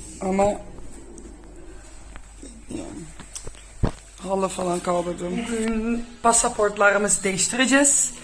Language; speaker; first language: Turkish; non-native, fluent; Dutch